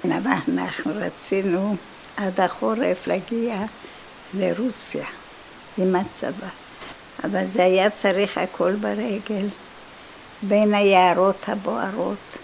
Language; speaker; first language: Hebrew; non-native, fluent; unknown